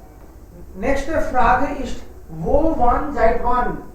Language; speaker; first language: German; non-native, fluent; Hindi